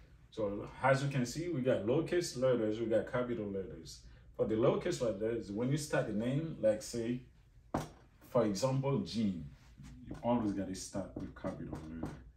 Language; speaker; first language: English; non-native, fluent; Haitian Creole